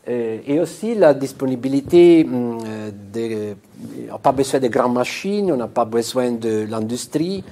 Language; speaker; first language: French; non-native, fluent; Italian